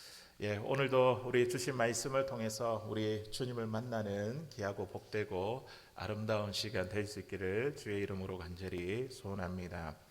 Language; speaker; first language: Korean; native; Korean